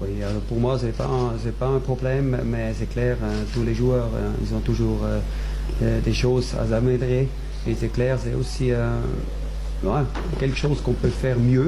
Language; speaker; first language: French; non-native, fluent; German